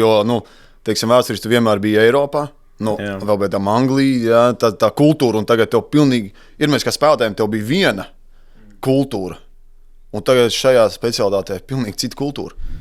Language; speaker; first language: Latvian; native; Latvian